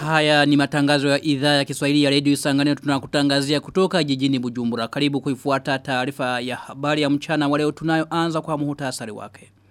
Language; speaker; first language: Swahili; non-native, local second language; Rundi